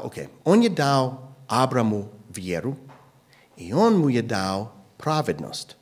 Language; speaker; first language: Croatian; non-native, fluent; English